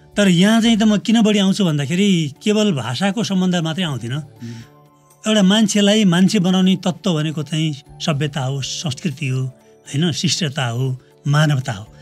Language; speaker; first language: Nepali; native; Nepali